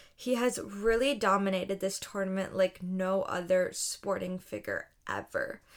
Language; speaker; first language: English; native; English